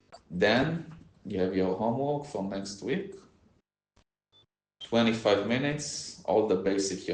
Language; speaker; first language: English; non-native, learner; Hebrew